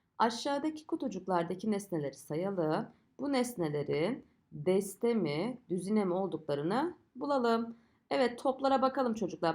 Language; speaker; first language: Turkish; native; Turkish